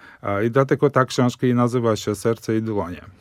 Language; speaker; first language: Polish; non-native, fluent; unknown